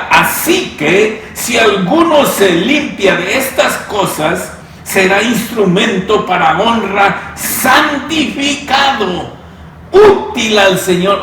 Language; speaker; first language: Spanish; native; Spanish